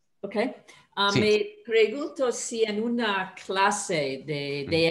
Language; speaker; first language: Spanish; non-native, fluent; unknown